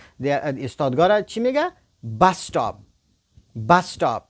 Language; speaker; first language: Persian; non-native, local second language; Pashto